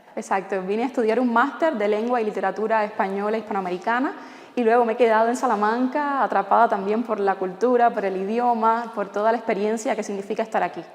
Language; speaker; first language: Spanish; native; Spanish